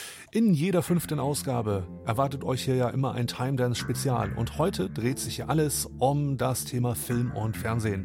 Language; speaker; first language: German; native; German